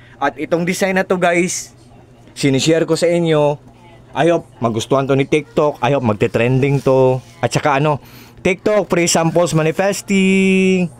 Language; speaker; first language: Filipino; non-native, local second language; Cebuano